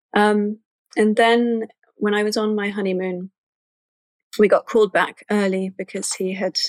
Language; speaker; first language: English; native; English